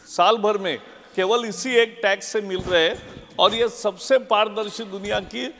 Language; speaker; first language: Hindi; non-native, local second language; Marathi